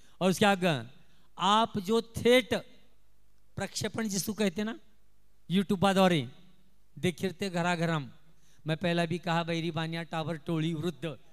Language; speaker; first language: Hindi; non-native, local second language; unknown